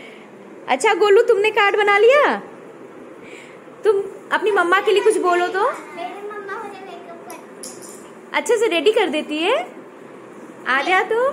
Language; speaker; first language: Hindi; native; Hindi